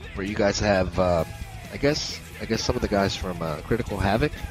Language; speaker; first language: English; native; English